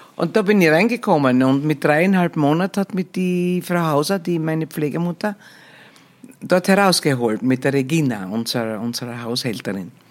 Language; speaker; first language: German; native; German